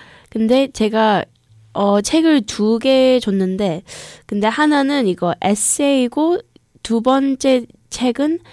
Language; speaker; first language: Korean; early bilingual, heritage; English